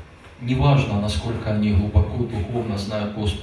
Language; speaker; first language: Russian; native; Russian